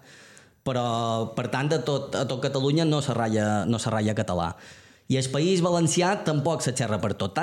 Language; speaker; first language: Catalan; native; Catalan